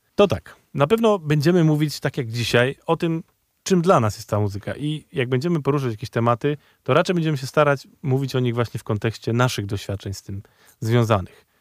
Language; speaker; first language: Polish; native; Polish